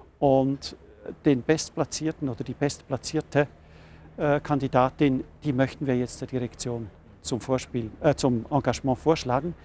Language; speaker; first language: German; native; German